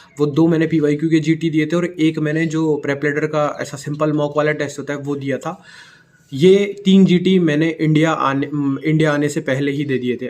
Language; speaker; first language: Hindi; native; Hindi